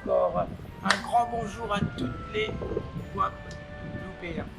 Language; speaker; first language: French; non-native, learner; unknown